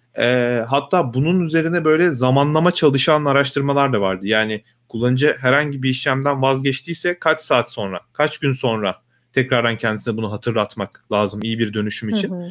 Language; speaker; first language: Turkish; native; Turkish